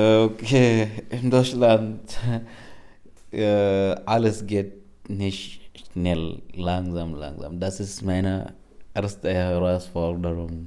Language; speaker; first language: German; non-native, learner; Arabic